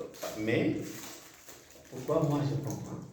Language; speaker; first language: French; non-native, local second language; Fula